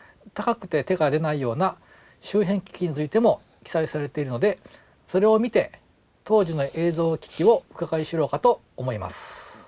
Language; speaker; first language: Japanese; native; Japanese